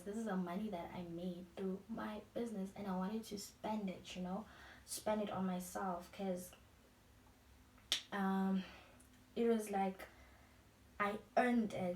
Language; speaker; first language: English; non-native, local second language; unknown